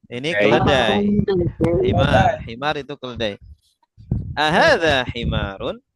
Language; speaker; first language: Indonesian; native; Indonesian